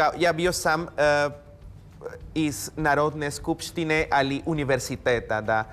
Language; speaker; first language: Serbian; non-native, learner; Spanish